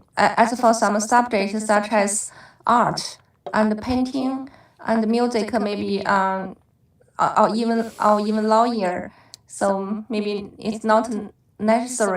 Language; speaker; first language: English; non-native, learner; Chinese